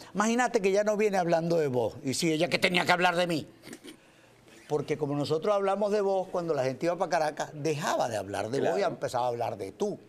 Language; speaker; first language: Spanish; native; Spanish